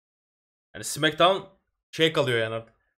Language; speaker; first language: Turkish; native; Turkish